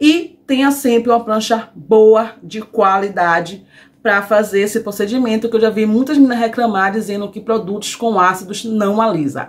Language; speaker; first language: Portuguese; native; Portuguese